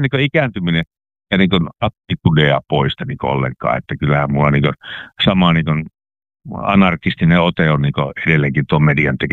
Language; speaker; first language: Finnish; native; Finnish